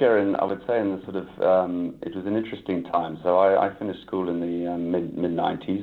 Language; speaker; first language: English; native; English